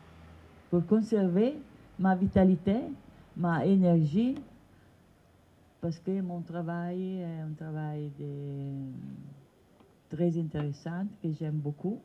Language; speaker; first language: French; non-native, fluent; Italian